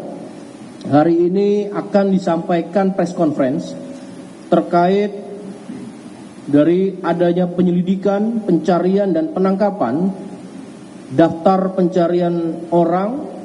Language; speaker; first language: Indonesian; native; Indonesian